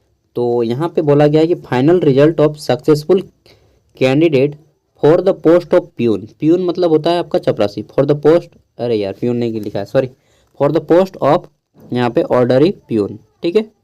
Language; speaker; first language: Hindi; native; Hindi